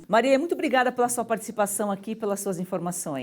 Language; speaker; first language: Portuguese; native; Portuguese